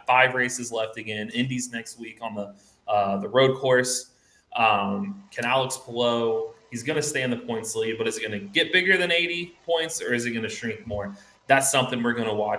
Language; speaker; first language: English; native; English